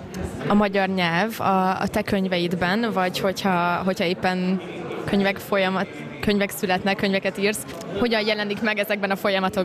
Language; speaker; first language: Hungarian; native; Hungarian